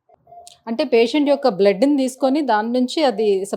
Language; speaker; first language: Telugu; native; Telugu